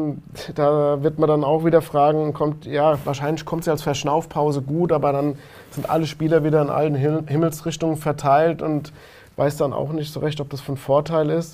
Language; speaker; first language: German; native; German